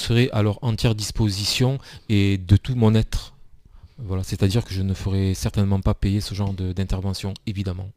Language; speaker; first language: French; native; French